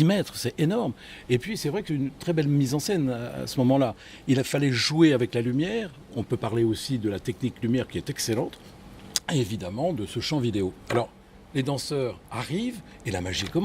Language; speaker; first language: French; native; French